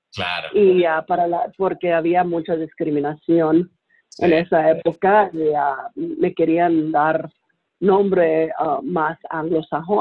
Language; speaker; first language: Spanish; early bilingual, heritage; Spanish